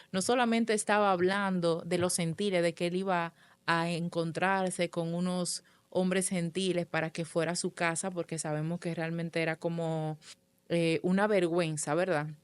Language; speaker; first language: Spanish; native; Spanish